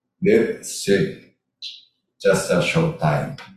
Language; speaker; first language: English; non-native, learner; Japanese